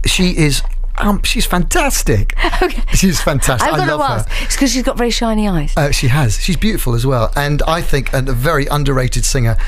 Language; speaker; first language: English; native; English